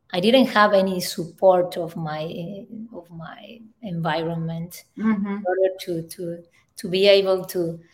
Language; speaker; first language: English; non-native, fluent; Spanish